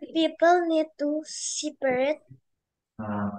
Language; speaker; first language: English; non-native, learner; Indonesian